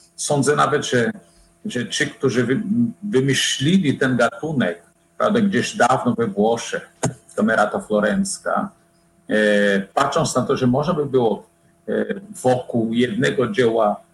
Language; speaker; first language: Polish; non-native, fluent; Portuguese